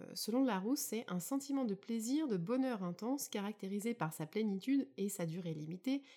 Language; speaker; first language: French; native; French